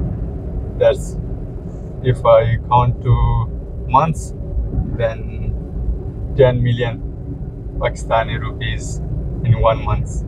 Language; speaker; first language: English; non-native, learner; Pashto